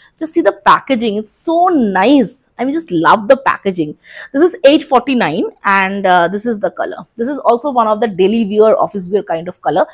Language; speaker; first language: English; non-native, local second language; Bangla